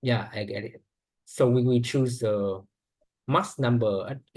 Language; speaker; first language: English; non-native, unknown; Vietnamese